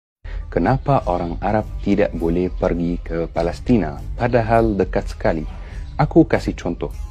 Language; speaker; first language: Indonesian; non-native, fluent; Arabic